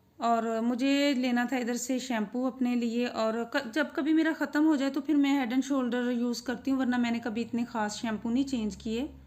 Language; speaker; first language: Urdu; non-native, local second language; Punjabi